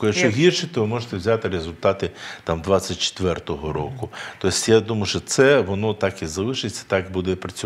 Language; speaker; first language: Ukrainian; native; Ukrainian